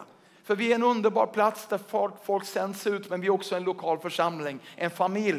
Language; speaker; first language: Swedish; native; Swedish